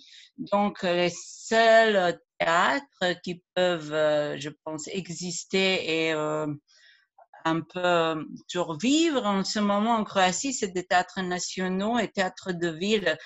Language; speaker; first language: French; non-native, fluent; Croatian